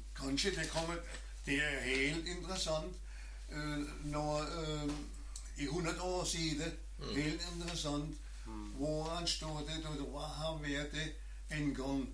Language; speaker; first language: Danish; non-native, learner; German